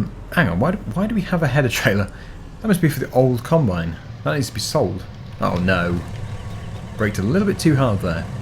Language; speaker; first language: English; native; English